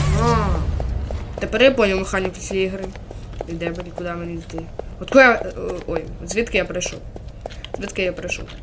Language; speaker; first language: Ukrainian; non-native, local second language; Russian